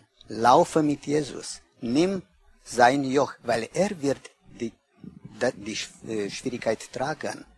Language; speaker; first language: German; non-native, learner; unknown